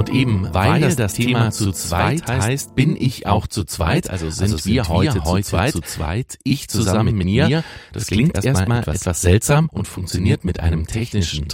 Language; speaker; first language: German; native; German